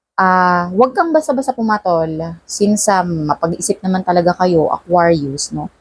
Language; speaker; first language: Filipino; non-native, local second language; Cebuano